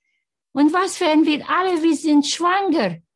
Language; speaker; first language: German; non-native, learner; Hungarian